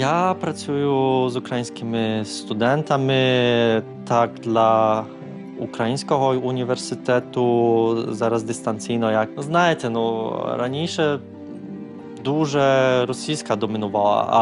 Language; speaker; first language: Ukrainian; non-native, learner; Polish